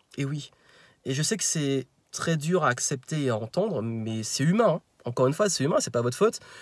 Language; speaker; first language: French; native; French